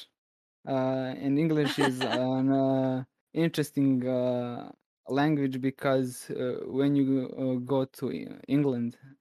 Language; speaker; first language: English; non-native, fluent; Serbian